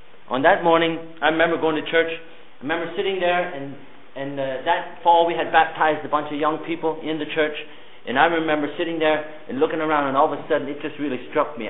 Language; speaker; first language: English; early bilingual, other home language; Pennsylvania German